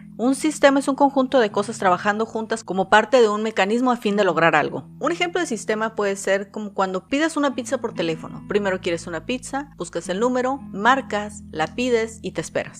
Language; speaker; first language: Spanish; native; Spanish